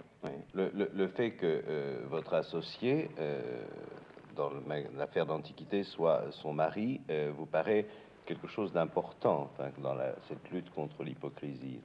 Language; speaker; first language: French; native; French